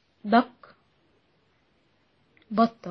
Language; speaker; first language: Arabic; native; Arabic